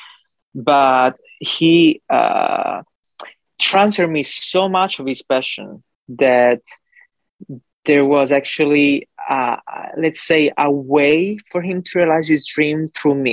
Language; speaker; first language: English; non-native, fluent; Italian